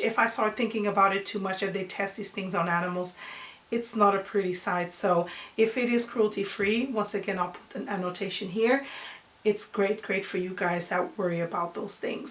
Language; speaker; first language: English; non-native, fluent; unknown